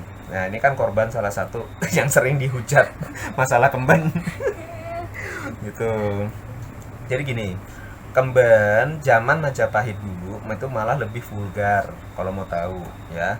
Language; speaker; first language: Indonesian; native; Indonesian